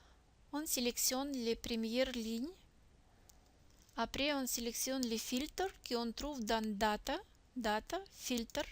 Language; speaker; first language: French; non-native, learner; Russian